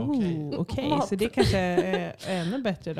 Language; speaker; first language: Swedish; native; Swedish